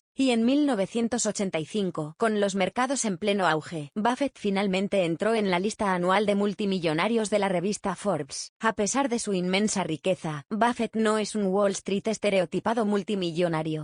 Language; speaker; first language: Spanish; native; Spanish